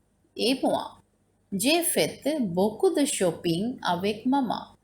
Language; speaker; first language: French; non-native, fluent; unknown